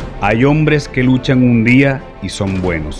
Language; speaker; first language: Spanish; native; Spanish